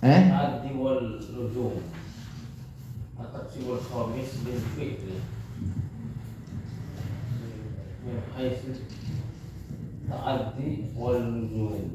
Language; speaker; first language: Arabic; non-native, learner; Indonesian